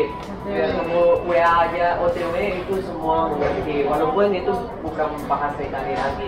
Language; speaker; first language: Indonesian; non-native, fluent; Italian